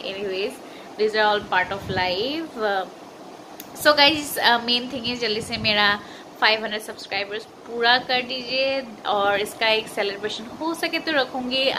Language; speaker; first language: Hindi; non-native, local second language; Assamese